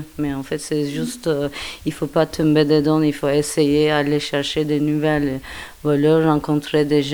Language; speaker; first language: French; non-native, fluent; Turkish